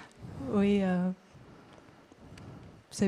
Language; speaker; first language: French; non-native, learner; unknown